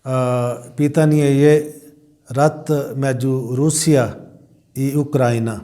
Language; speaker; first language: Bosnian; non-native, learner; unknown